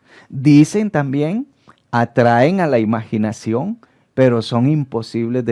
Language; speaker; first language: Spanish; native; Spanish